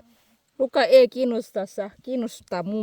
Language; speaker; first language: Finnish; non-native, learner; Thai